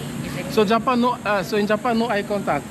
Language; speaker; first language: English; non-native, learner; French